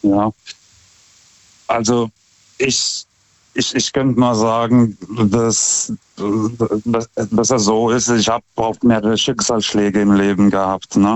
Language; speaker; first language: German; non-native, fluent; Lithuanian